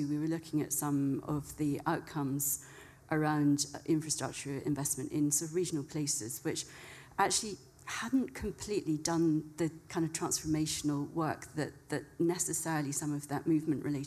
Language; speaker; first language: English; native; English